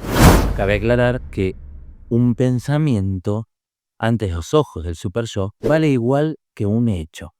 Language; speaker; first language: Spanish; native; Spanish